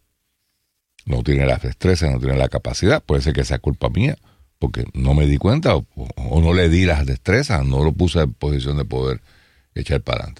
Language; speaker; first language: Spanish; native; Spanish